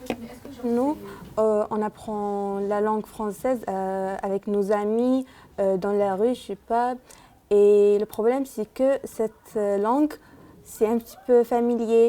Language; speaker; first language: French; non-native, learner; Arabic